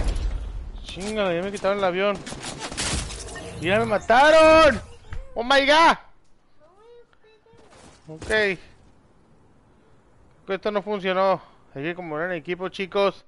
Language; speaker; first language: Spanish; native; Spanish